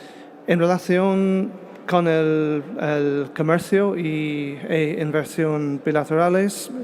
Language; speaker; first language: Spanish; non-native, fluent; English